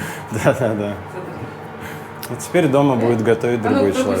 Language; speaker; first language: Russian; native; Russian